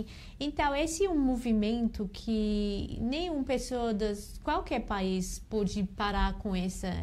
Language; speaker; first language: Portuguese; non-native, learner; English